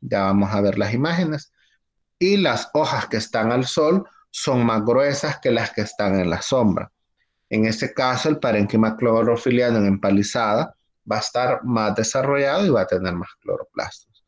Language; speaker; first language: Spanish; native; Spanish